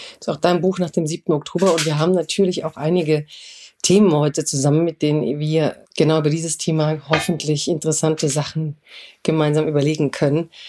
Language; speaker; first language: German; early bilingual, other home language; Croatian